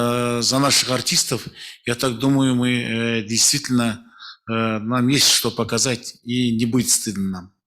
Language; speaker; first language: Russian; non-native, local second language; Kazakh